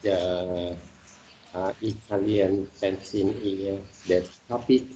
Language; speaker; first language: English; non-native, learner; Vietnamese